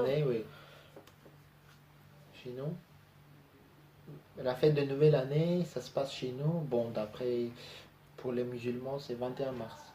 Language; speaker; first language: French; non-native, learner; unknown